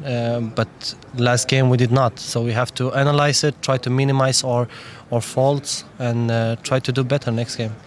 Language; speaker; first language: English; non-native, fluent; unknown